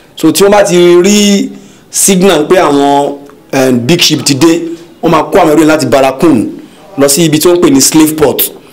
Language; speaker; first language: Yoruba; non-native, local second language; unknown